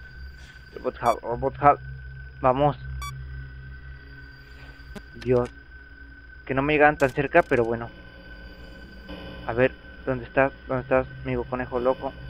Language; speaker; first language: Spanish; native; Spanish